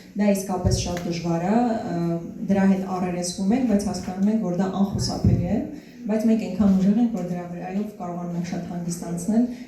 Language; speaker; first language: Armenian; native; Armenian